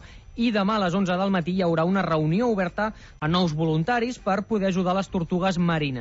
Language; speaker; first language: Catalan; native; Catalan